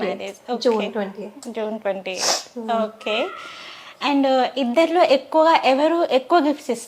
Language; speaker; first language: Telugu; native; Telugu